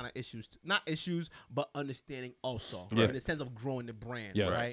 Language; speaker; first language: English; non-native, local second language; Yoruba